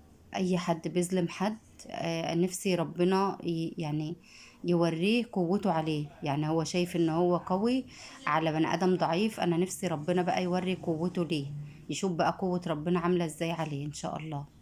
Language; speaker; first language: Arabic; native; Arabic